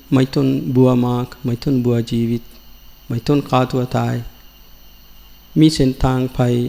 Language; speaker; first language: Thai; non-native, learner; Sinhala